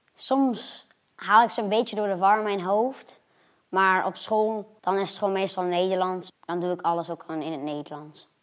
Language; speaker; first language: Dutch; early bilingual, other home language; German